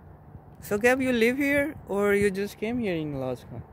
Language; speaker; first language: English; non-native, learner; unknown